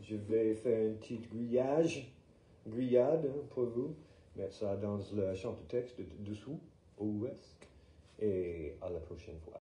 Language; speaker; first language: French; non-native, fluent; English